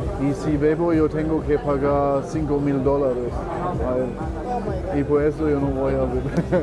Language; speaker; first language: Spanish; non-native, learner; German